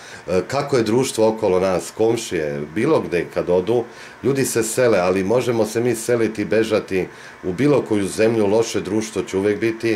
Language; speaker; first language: Bosnian; native; Bosnian